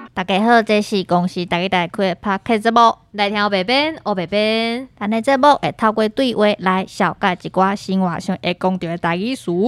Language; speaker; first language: Min Nan Chinese; non-native, local second language; Chinese